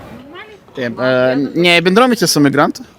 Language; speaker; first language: Lithuanian; non-native, fluent; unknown